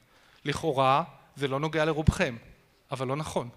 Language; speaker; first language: Hebrew; native; Hebrew